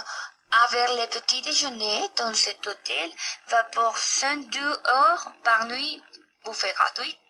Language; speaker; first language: French; non-native, learner; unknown